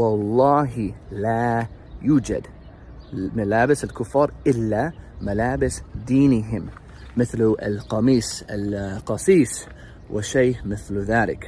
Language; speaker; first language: Arabic; non-native, learner; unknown